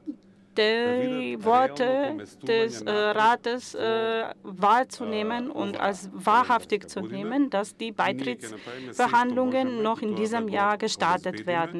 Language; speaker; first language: German; non-native, fluent; Macedonian